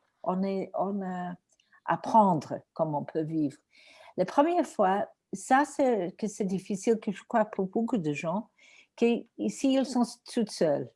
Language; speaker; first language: French; non-native, learner; Greek